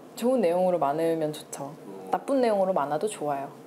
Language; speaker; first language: Korean; native; Korean